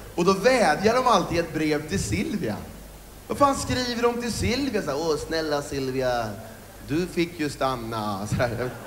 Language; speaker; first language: Swedish; native; Swedish